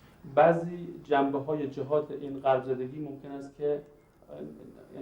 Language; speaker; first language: Persian; native; Persian